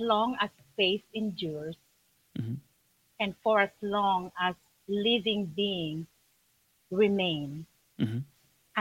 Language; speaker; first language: English; non-native, local second language; Filipino